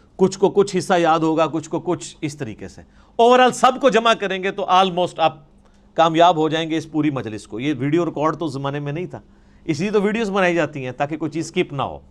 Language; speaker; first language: Urdu; non-native, local second language; Punjabi